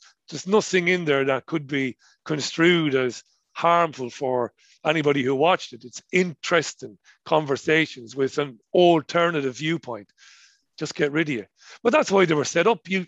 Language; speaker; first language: English; native; English